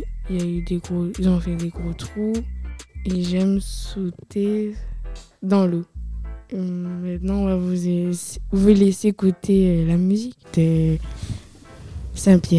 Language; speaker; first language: French; native; French